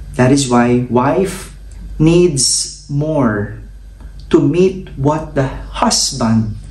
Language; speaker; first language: English; non-native, local second language; Filipino